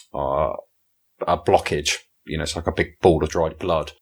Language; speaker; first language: English; native; English